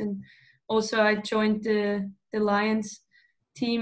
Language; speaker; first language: English; non-native, fluent; Swiss German